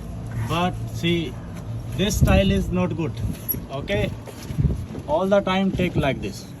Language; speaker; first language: English; non-native, learner; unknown